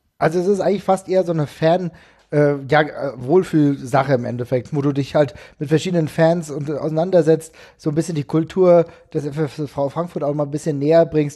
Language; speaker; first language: German; native; German